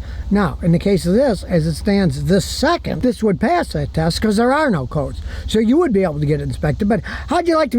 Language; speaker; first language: English; native; English